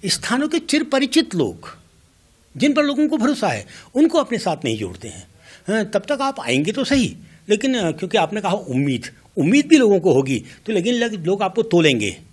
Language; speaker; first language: Hindi; native; Hindi